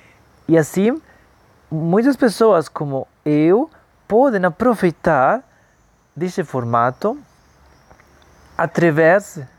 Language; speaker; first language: Portuguese; non-native, fluent; Spanish